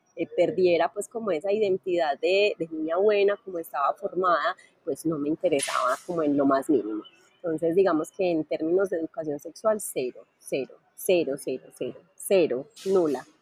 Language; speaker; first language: Spanish; native; Spanish